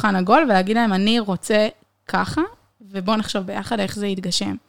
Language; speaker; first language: Hebrew; native; Hebrew